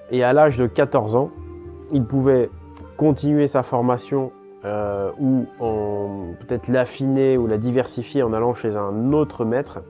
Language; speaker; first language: French; native; French